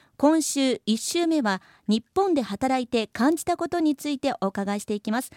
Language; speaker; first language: Japanese; native; Japanese